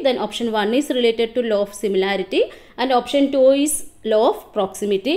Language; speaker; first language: English; non-native, local second language; Malayalam